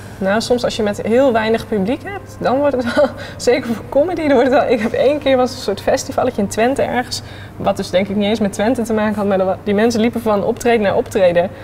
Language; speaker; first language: Dutch; native; Dutch